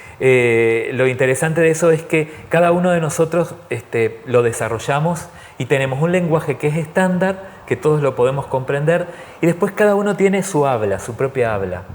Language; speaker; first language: Spanish; native; Spanish